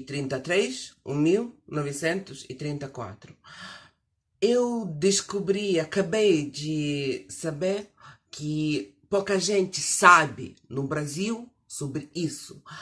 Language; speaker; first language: Portuguese; non-native, fluent; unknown